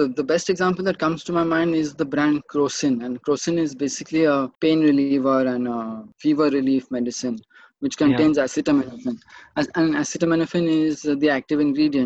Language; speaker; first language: English; non-native, local second language; Marathi